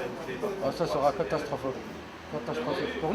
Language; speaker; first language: French; native; French